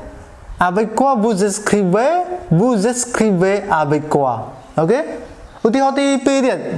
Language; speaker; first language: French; non-native, fluent; Khmer